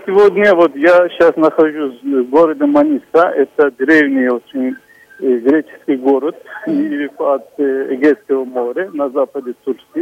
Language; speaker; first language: Russian; non-native, fluent; Turkish